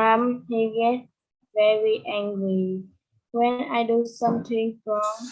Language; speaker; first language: English; non-native, learner; Vietnamese